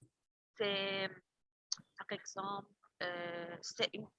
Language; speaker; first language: French; non-native, learner; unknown